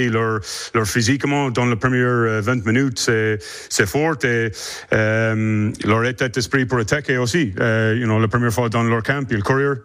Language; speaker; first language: French; non-native, learner; English